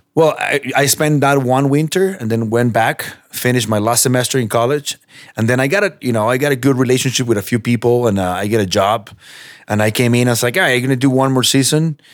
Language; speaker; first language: English; non-native, fluent; Spanish